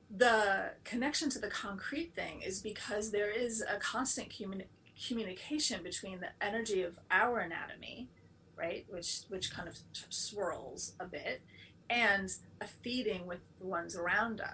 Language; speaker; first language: English; native; English